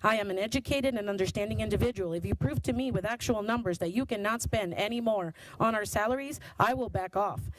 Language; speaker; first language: English; non-native, fluent; Spanish